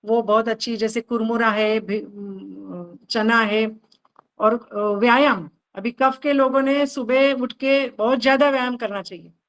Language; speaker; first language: Hindi; non-native, local second language; Marathi